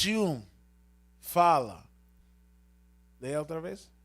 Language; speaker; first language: Portuguese; non-native, learner; Spanish